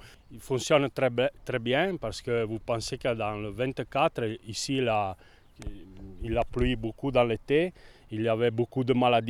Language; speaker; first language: French; non-native, local second language; Italian